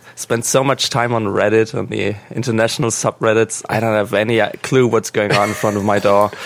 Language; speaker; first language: English; non-native, fluent; German